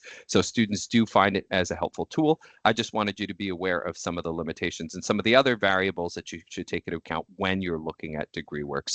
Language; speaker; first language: English; native; English